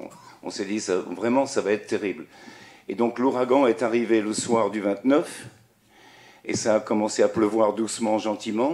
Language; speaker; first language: French; native; French